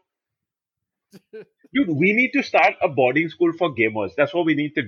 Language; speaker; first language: English; non-native, local second language; Hindi